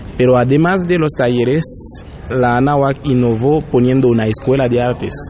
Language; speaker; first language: Spanish; non-native, fluent; Haitian Creole